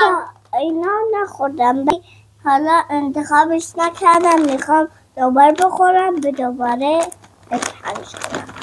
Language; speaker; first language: Persian; non-native, learner; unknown